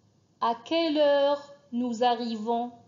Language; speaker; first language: French; non-native, fluent; Arabic